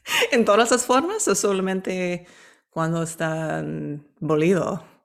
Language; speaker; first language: Spanish; non-native, fluent; English